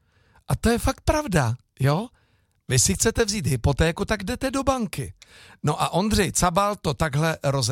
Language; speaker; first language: Czech; native; Czech